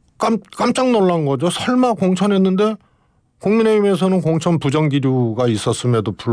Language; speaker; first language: Korean; native; Korean